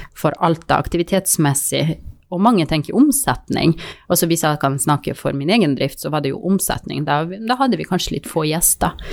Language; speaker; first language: Norwegian; non-native, fluent; Russian